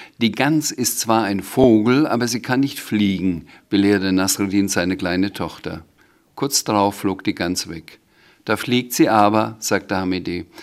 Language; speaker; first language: German; native; German